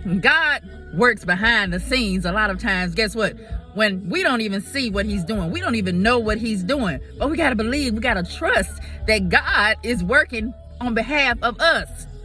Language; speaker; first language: English; native; English